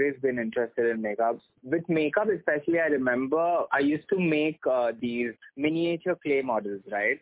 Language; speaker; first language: English; non-native, local second language; Hindi